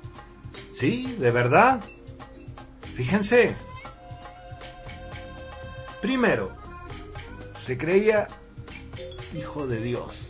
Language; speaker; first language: Spanish; native; Spanish